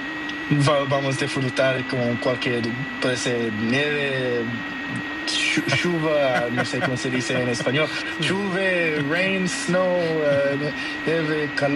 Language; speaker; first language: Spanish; non-native, learner; Portuguese